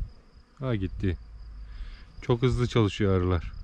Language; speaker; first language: Turkish; native; Turkish